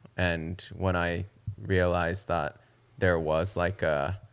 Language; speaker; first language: English; early bilingual, other home language; Japanese